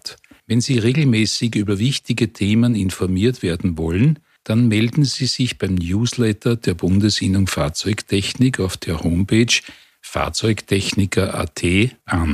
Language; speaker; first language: German; native; German